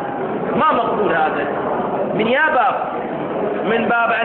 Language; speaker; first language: Arabic; native; Arabic